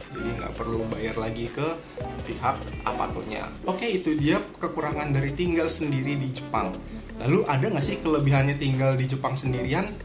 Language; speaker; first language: Indonesian; native; Indonesian